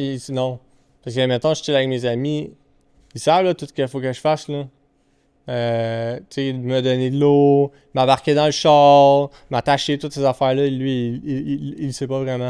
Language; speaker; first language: French; native; French